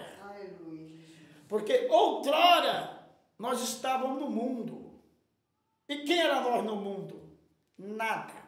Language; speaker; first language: Portuguese; native; Portuguese